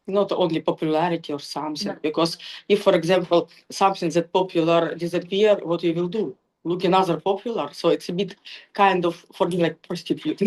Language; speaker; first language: English; non-native, learner; Russian